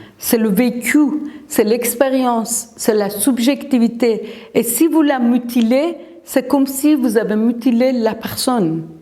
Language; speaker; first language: French; non-native, fluent; Persian